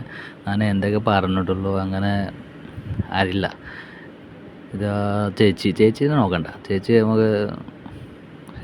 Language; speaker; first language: Malayalam; non-native, learner; Hindi